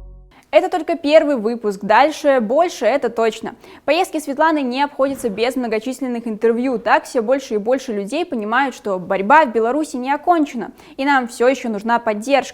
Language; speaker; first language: Russian; native; Russian